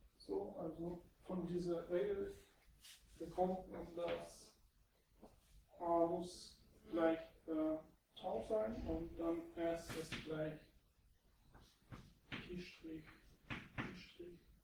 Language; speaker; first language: German; non-native, fluent; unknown